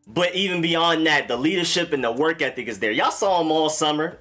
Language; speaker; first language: English; native; English